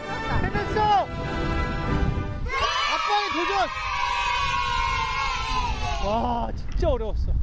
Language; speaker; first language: Korean; native; Korean